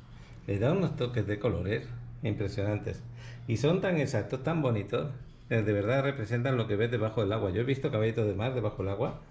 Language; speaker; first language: Spanish; native; Spanish